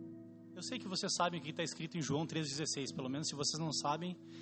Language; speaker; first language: Portuguese; native; Portuguese